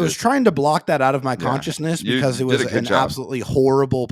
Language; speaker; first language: English; native; English